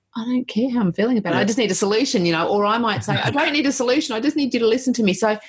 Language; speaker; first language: English; native; English